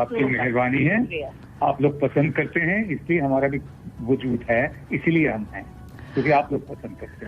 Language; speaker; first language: Hindi; native; Hindi